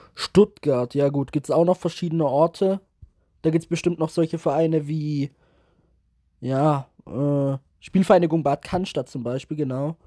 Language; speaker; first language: German; native; German